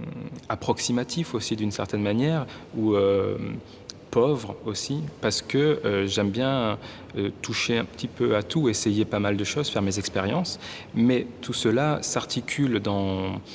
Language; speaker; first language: French; native; French